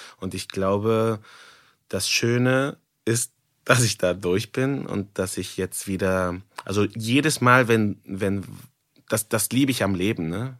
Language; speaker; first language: German; non-native, fluent; Spanish